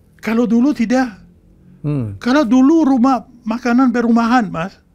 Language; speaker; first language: Indonesian; non-native, fluent; French